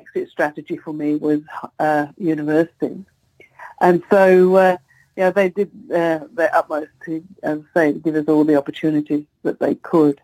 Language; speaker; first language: English; native; English